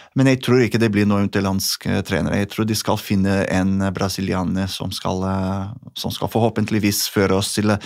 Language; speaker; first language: Norwegian; non-native, fluent; Portuguese